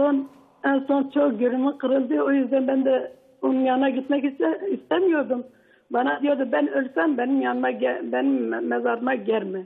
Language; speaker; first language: Turkish; non-native, local second language; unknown